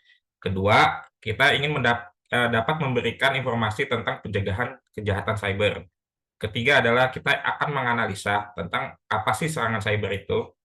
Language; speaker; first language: Indonesian; native; Indonesian